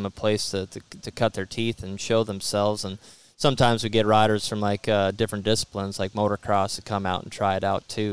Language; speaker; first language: English; native; English